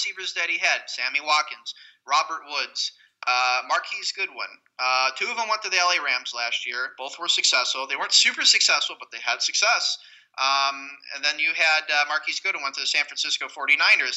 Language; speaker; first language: English; native; English